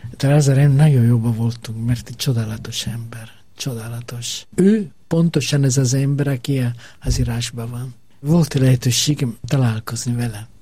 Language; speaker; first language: Hungarian; non-native, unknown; Italian